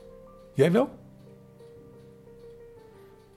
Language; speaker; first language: Dutch; native; Dutch